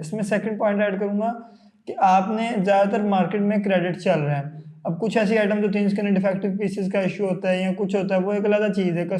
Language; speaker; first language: Urdu; non-native, local second language; Punjabi